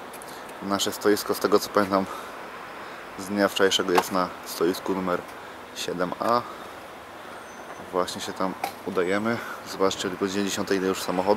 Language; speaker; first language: Polish; native; Polish